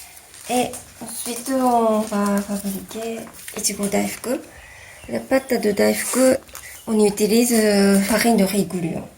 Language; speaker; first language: French; non-native, fluent; Japanese